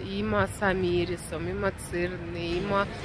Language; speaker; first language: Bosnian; non-native, learner; Russian